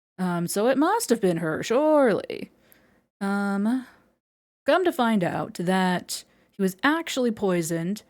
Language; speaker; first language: English; native; English